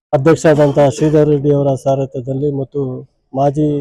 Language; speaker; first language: Kannada; native; Kannada